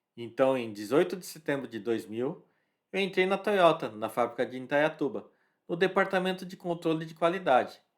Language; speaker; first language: Portuguese; early bilingual, other home language; Japanese